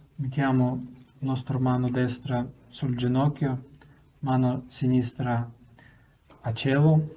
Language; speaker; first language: Italian; non-native, learner; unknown